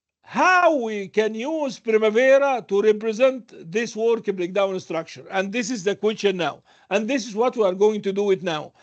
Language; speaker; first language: English; non-native, fluent; Arabic